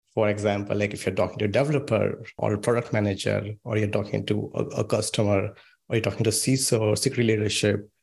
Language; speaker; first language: English; non-native, local second language; Hindi